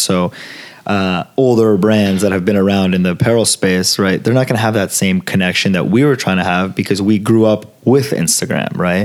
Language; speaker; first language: English; early bilingual, other home language; Italian